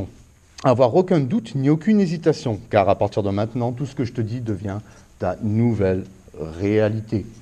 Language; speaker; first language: French; native; French